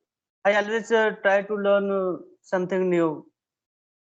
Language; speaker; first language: English; non-native, learner; Hindi